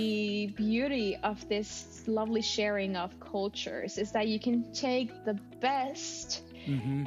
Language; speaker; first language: English; non-native, fluent; Spanish